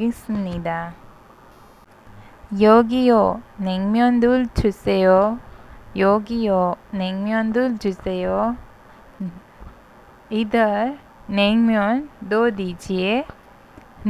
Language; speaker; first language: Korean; non-native, fluent; Hindi